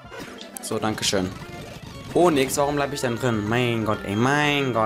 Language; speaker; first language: German; native; German